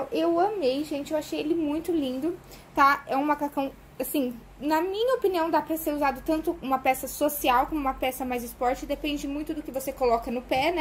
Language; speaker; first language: Portuguese; native; Portuguese